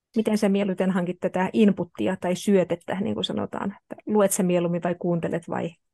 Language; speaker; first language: Finnish; native; Finnish